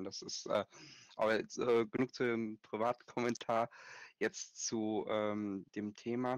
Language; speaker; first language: German; native; German